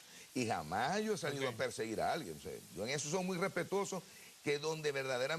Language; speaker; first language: Spanish; native; Spanish